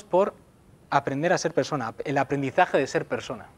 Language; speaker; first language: Spanish; native; Spanish